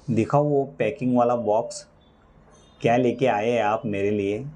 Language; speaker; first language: Hindi; non-native, local second language; Marathi